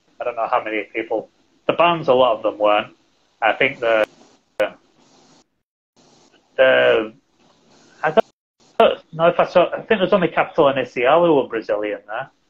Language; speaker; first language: English; native; English